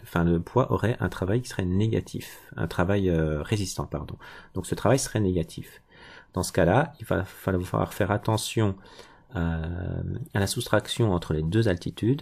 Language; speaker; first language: French; native; French